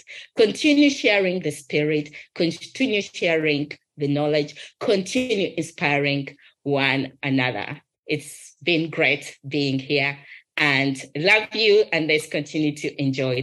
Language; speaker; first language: English; non-native, local second language; Ganda